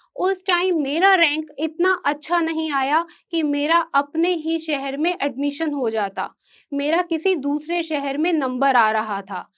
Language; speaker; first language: Hindi; native; Hindi